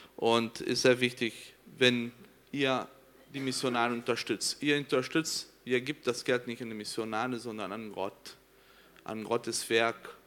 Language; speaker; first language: German; non-native, fluent; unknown